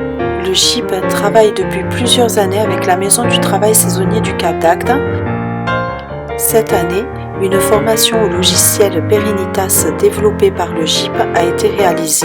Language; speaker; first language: French; native; French